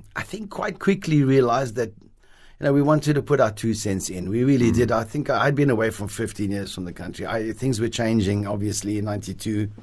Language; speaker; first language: English; native; English